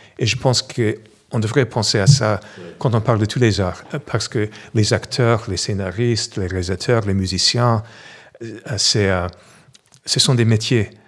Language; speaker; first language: French; non-native, fluent; English